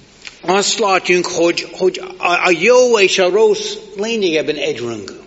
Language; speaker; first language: Hungarian; non-native, learner; English